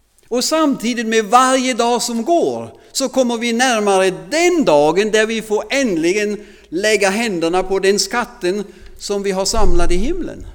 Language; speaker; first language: Swedish; non-native, fluent; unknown